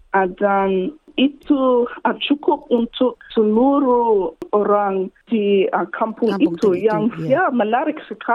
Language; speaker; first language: Indonesian; non-native, learner; English